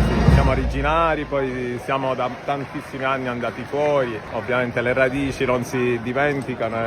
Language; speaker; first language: Italian; native; Italian